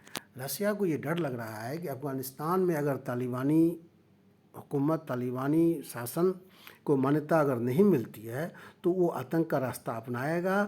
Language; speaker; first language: Hindi; native; Hindi